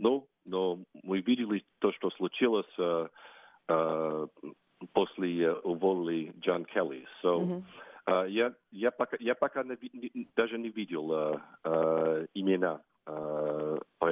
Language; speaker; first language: Russian; non-native, fluent; English